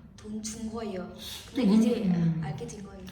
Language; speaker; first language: Korean; non-native, fluent; Vietnamese